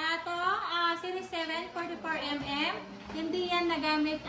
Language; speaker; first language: Filipino; native; Filipino